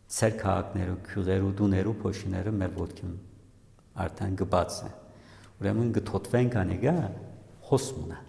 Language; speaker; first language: Armenian; early bilingual, heritage; Armenian